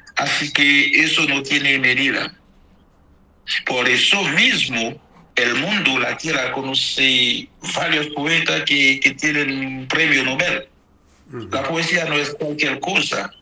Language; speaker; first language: Spanish; non-native, fluent; Haitian Creole